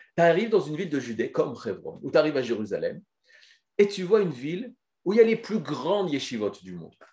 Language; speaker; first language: French; native; French